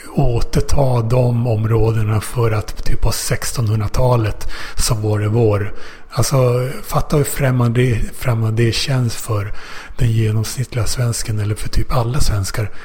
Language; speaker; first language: Swedish; native; Swedish